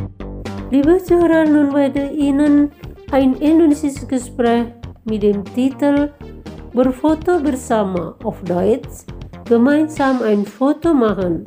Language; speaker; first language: German; non-native, fluent; Indonesian